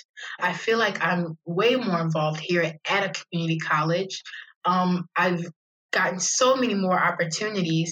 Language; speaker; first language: English; native; English